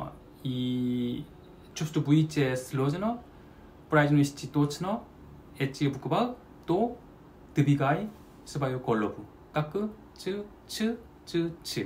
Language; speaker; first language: Russian; non-native, learner; Korean